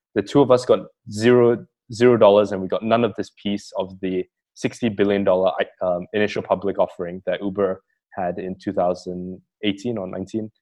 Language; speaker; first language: English; native; English